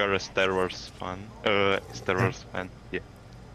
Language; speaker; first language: English; non-native, fluent; Romanian